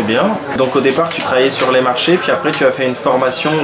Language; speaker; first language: French; native; French